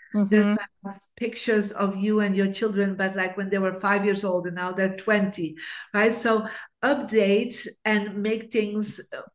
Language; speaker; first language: English; non-native, fluent; Dutch